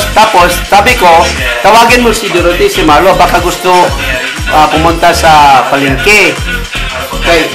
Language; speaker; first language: Filipino; non-native, local second language; Cebuano